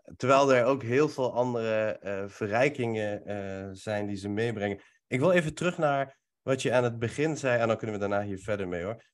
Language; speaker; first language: Dutch; early bilingual, other home language; Persian